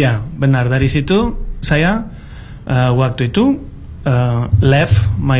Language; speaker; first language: Indonesian; non-native, fluent; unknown